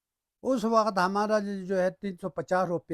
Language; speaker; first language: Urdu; non-native, local second language; Balti